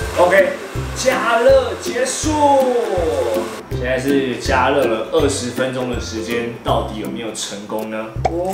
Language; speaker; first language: Chinese; native; Chinese